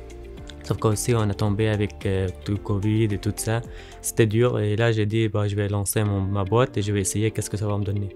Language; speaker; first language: French; non-native, learner; Arabic